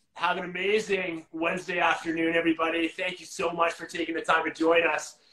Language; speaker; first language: English; native; English